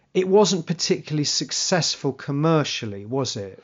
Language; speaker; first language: English; native; English